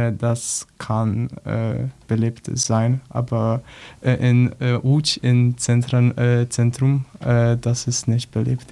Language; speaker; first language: German; non-native, learner; Polish